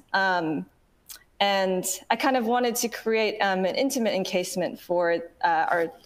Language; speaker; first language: English; native; English